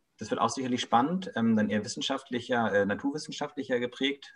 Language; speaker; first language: German; native; German